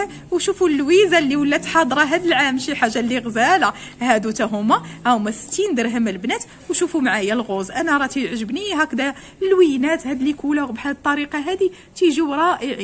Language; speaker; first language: Arabic; native; Arabic